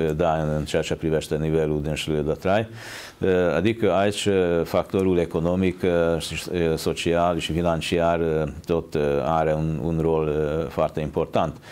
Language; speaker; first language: Romanian; non-native, fluent; Hungarian